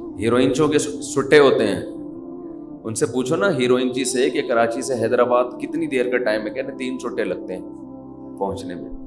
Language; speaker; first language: Urdu; native; Urdu